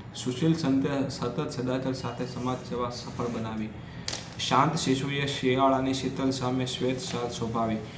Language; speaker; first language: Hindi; non-native, local second language; Gujarati